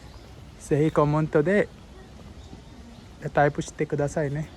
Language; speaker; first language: Japanese; non-native, learner; Sinhala